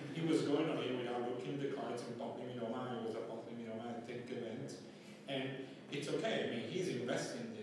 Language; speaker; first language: English; non-native, fluent; Italian